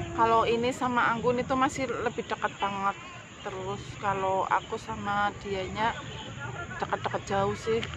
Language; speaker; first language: Indonesian; non-native, local second language; Javanese